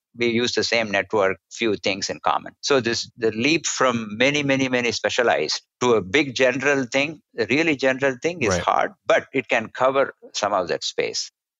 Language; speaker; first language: English; non-native, local second language; Tamil